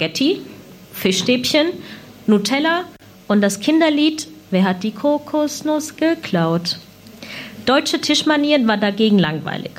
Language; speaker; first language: German; early bilingual, other home language; Punjabi